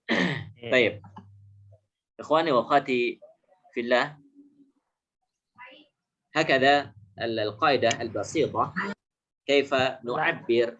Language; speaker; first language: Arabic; non-native, fluent; Indonesian